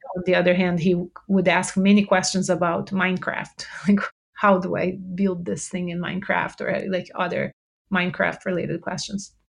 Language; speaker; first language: English; non-native, fluent; Portuguese